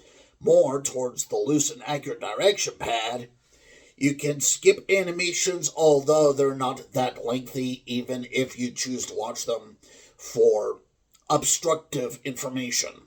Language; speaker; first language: English; native; English